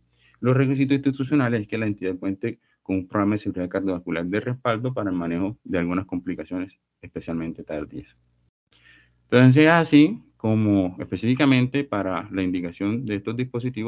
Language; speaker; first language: Spanish; native; Spanish